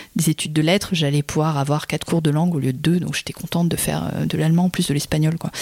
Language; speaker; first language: French; native; French